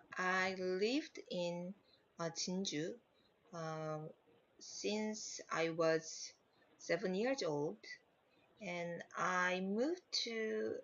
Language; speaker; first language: English; non-native, learner; Korean